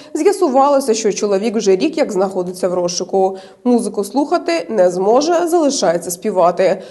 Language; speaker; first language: Ukrainian; native; Ukrainian